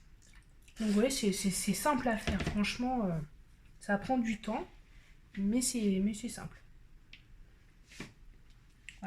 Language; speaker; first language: French; native; French